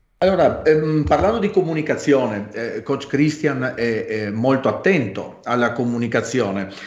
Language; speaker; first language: Italian; native; Italian